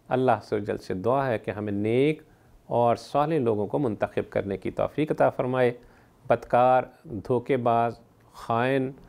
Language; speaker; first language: Urdu; native; Urdu